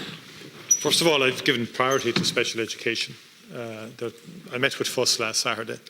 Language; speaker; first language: English; native; English